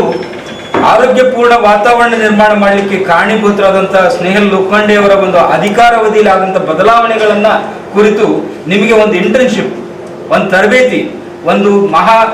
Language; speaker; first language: Kannada; native; Kannada